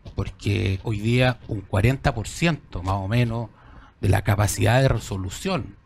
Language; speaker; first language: Spanish; native; Spanish